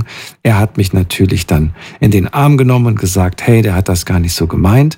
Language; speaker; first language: German; native; German